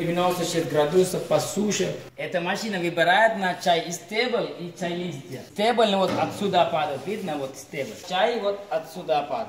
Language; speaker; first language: Russian; non-native, learner; Sinhala